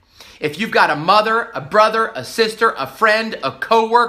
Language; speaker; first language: English; native; English